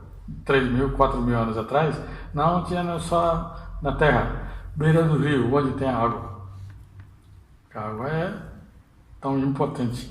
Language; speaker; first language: Portuguese; non-native, fluent; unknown